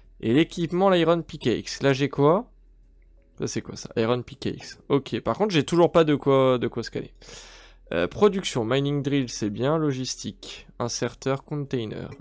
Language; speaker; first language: French; native; French